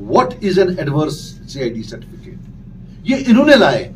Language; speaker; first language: Urdu; non-native, local second language; Kashmiri